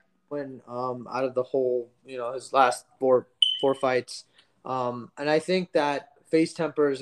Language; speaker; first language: English; early bilingual, other home language; Gujarati